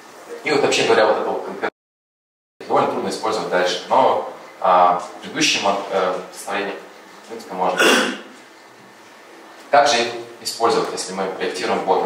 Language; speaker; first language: Russian; native; Russian